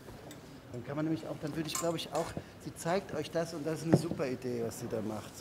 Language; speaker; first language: German; native; German